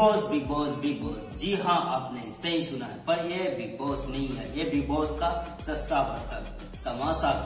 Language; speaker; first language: Hindi; native; Hindi